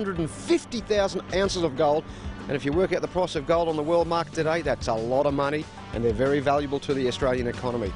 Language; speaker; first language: English; native; English